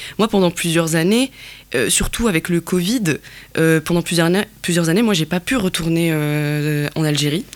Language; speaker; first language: French; non-native, local second language; Kabyle